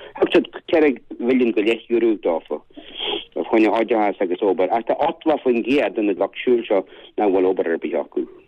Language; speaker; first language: Irish; native; Irish